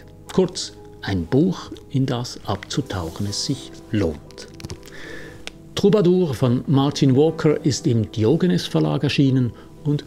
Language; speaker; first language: German; native; German